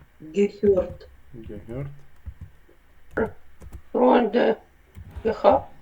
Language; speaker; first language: German; non-native, learner; Ukrainian